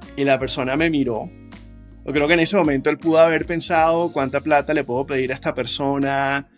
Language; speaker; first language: Spanish; native; Spanish